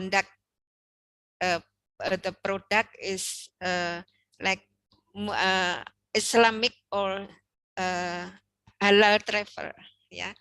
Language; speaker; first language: English; non-native, learner; Indonesian